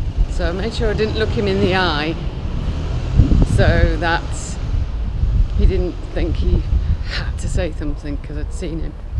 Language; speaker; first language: English; native; English